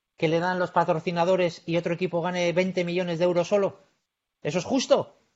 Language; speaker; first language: Spanish; native; Spanish